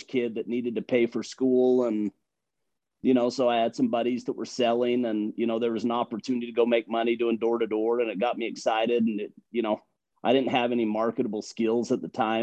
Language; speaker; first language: English; native; English